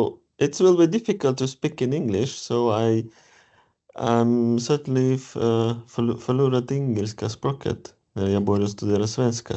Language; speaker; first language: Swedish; non-native, fluent; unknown